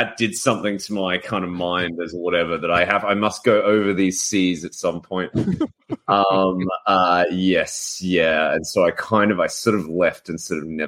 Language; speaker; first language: English; native; English